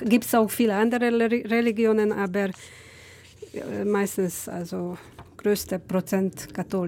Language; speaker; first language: German; non-native, fluent; Hungarian